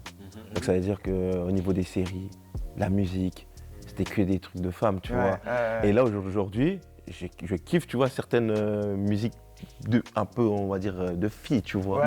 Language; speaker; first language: French; native; French